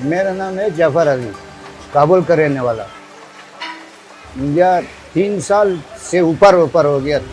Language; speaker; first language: Hindi; non-native, fluent; Persian